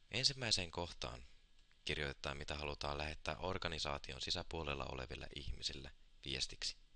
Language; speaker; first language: Finnish; native; Finnish